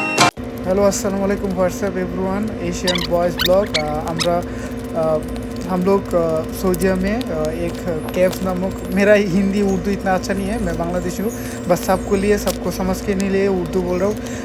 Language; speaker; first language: Hindi; non-native, learner; Bangla